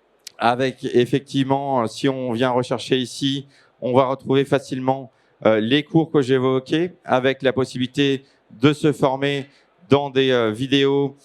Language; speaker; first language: French; native; French